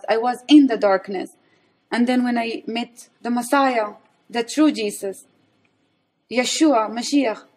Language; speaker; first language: English; non-native, fluent; Arabic